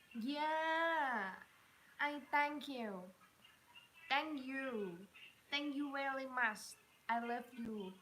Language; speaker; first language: English; non-native, learner; Thai